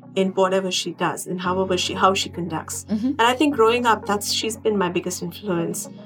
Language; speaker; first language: English; non-native, local second language; Tamil